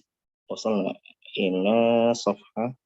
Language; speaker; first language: Arabic; non-native, fluent; Indonesian